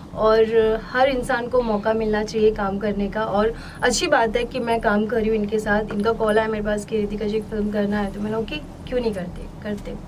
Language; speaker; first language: Hindi; native; Hindi